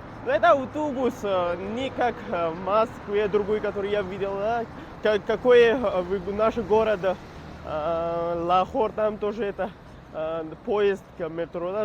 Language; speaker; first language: Russian; non-native, learner; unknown